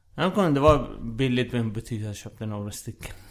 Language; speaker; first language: Swedish; early bilingual, other home language; Persian